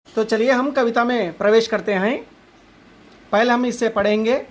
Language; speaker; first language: Hindi; non-native, local second language; Telugu